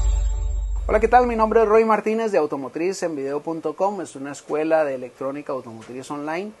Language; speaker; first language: Spanish; native; Spanish